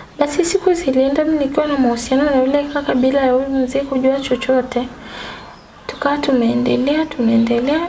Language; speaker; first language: Swahili; native; Swahili